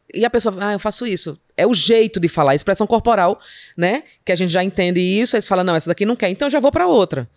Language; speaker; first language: Portuguese; native; Portuguese